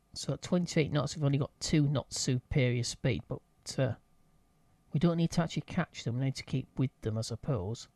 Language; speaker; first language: English; native; English